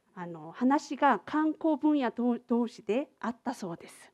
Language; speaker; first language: Japanese; non-native, fluent; Korean